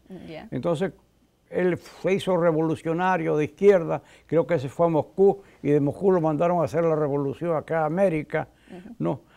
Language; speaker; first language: Spanish; native; Spanish